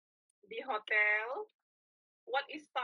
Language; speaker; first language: English; non-native, fluent; Indonesian